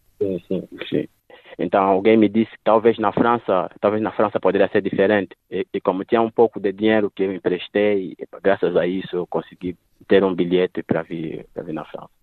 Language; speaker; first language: Portuguese; early bilingual, other home language; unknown